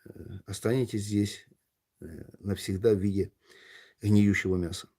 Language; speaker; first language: Russian; native; Russian